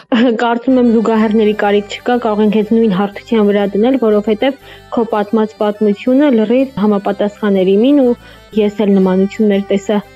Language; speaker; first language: Armenian; native; Armenian